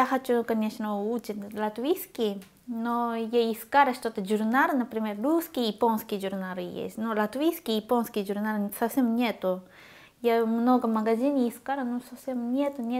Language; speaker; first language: Russian; non-native, learner; Japanese